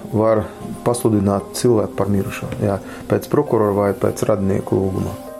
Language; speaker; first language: Latvian; non-native, local second language; Russian